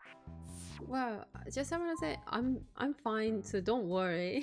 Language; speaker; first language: English; non-native, learner; Japanese